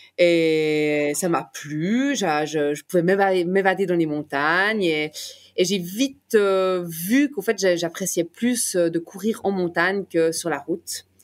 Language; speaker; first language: French; native; French